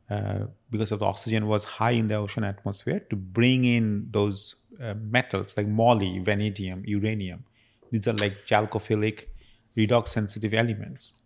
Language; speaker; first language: English; non-native, local second language; Bangla